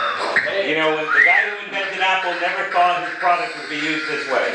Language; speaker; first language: English; native; English